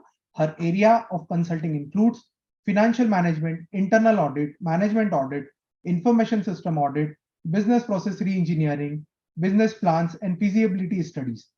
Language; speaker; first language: English; non-native, local second language; Hindi